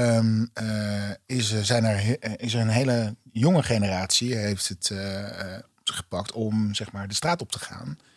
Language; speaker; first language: Dutch; native; Dutch